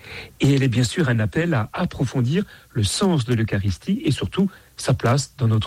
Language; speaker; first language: French; native; French